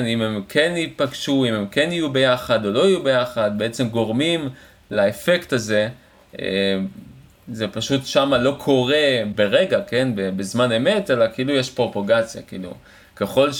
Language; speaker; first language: Hebrew; native; Hebrew